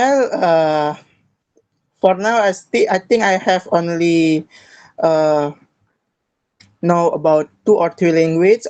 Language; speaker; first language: English; non-native, learner; Indonesian